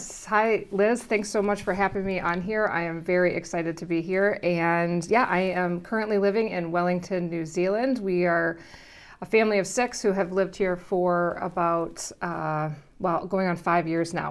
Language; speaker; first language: English; native; English